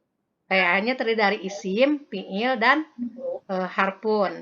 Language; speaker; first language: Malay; non-native, local second language; Sundanese